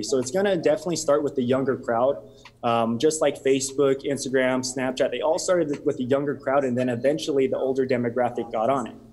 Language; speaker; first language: English; native; English